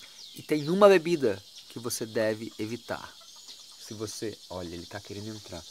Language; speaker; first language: Portuguese; native; Portuguese